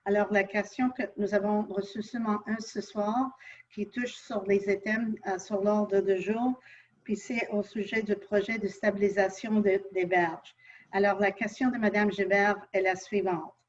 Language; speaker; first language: French; non-native, local second language; English